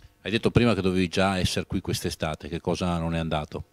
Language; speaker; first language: Italian; native; Italian